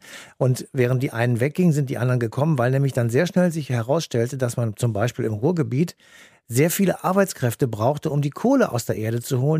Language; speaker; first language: German; native; German